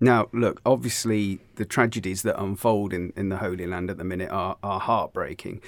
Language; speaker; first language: English; native; English